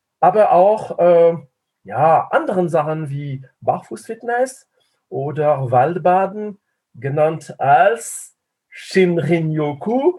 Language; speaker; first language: German; non-native, fluent; French